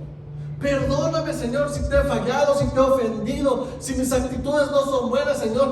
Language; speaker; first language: Spanish; native; Spanish